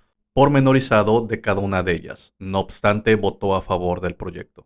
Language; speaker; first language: Spanish; native; Spanish